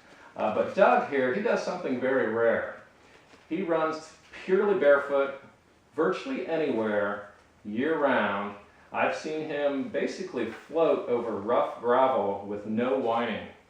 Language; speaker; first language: English; native; English